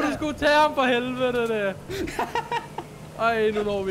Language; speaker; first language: Danish; native; Danish